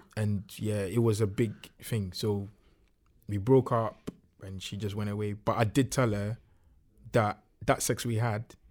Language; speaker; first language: English; non-native, local second language; Akan